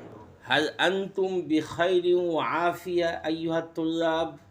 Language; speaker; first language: Arabic; non-native, fluent; Bangla